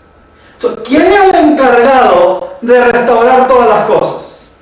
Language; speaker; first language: Spanish; native; Spanish